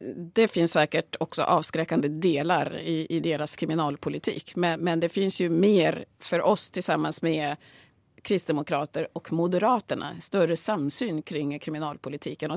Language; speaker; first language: Swedish; early bilingual, other home language; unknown